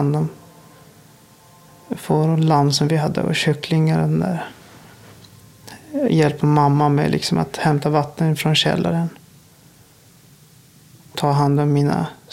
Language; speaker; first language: Swedish; non-native, fluent; Persian